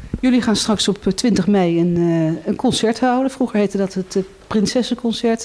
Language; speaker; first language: Dutch; native; Dutch